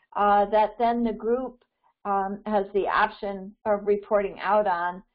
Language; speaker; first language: English; native; English